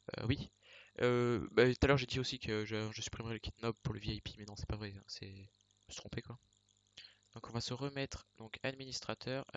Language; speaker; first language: French; native; French